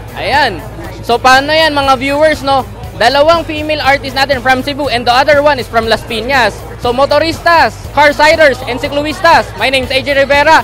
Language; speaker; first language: Filipino; native; Filipino